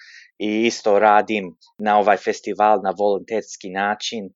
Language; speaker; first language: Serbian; early bilingual, heritage; Serbian